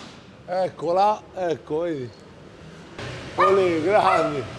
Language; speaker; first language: Italian; native; Italian